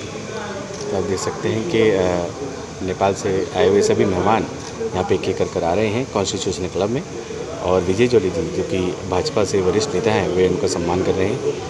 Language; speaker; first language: Hindi; native; Hindi